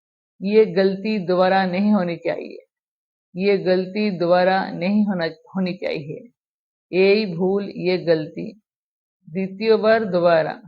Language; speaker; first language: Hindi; non-native, fluent; Bangla